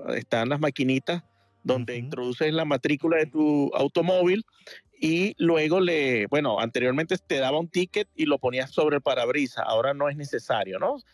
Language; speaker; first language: Spanish; native; Spanish